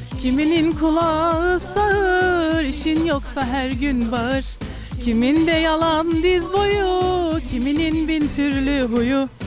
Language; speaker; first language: Turkish; early bilingual, heritage; Turkish